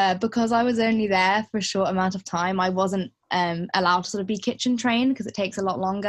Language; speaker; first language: English; native; English